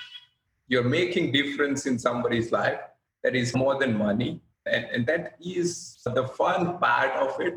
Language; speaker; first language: English; non-native, local second language; Gujarati